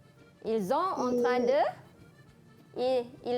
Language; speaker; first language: French; non-native, fluent; Malay